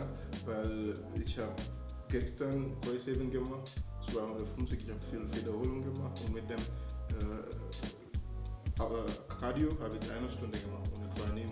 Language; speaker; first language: German; non-native, learner; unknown